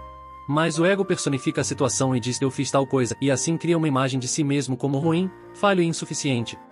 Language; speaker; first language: Portuguese; native; Portuguese